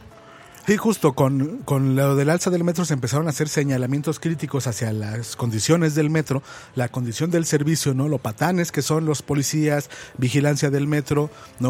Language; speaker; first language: Spanish; native; Spanish